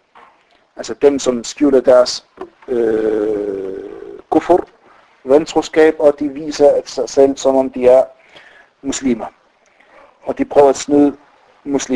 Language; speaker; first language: Danish; non-native, fluent; Arabic